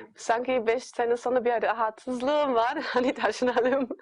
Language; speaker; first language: Turkish; non-native, fluent; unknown